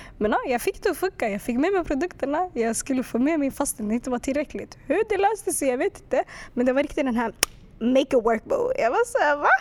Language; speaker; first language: Swedish; early bilingual, other home language; Arabic